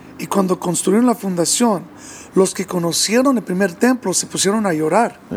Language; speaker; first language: Spanish; early bilingual, heritage; English